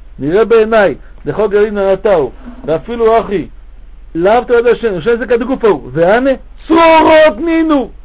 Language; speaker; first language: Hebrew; native; Hebrew